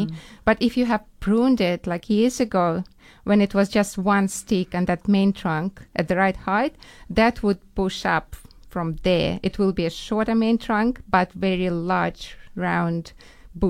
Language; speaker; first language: English; non-native, fluent; Ukrainian